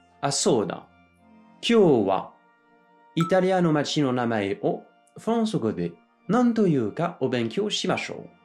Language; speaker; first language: Japanese; non-native, fluent; French